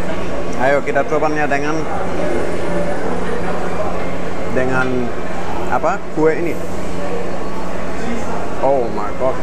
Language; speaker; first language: Indonesian; non-native, fluent; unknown